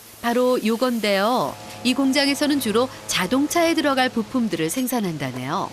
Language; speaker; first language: Korean; native; Korean